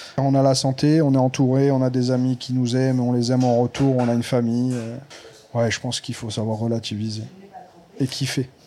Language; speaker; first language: French; native; French